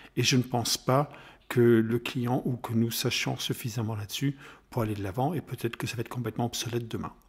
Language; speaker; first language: French; non-native, fluent; German